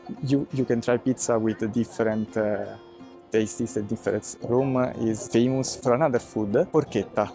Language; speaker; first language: English; non-native, fluent; Italian